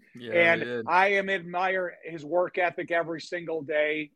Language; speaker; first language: English; native; English